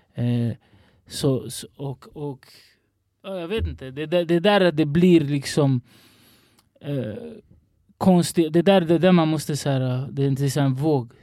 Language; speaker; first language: Swedish; early bilingual, other home language; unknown